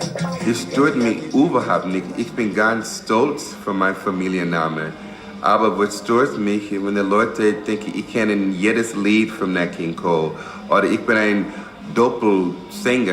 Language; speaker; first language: German; non-native, fluent; English